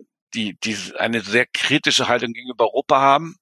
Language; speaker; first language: German; native; German